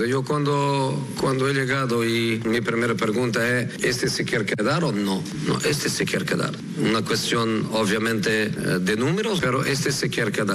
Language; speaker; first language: Spanish; non-native, fluent; Portuguese